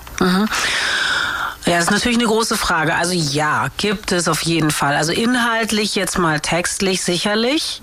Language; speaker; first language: German; native; German